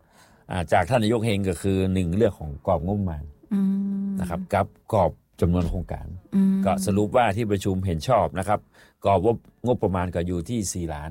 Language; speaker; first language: Thai; non-native, local second language; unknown